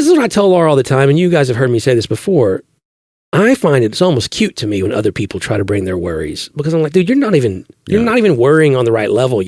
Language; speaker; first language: English; native; English